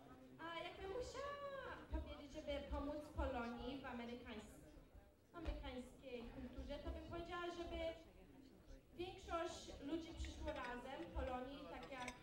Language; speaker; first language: Polish; early bilingual, heritage; Polish